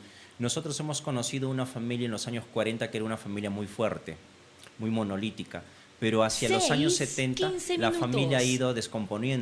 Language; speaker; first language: Spanish; native; Spanish